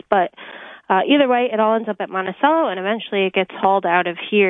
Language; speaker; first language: English; native; English